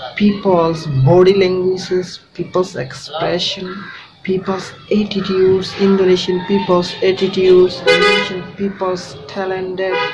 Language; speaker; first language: English; non-native, local second language; Bangla